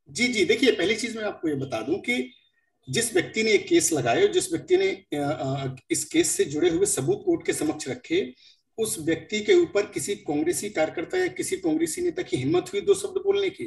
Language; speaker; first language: Hindi; native; Hindi